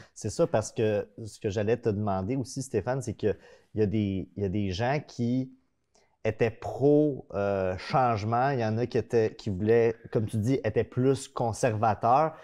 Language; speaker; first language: French; native; French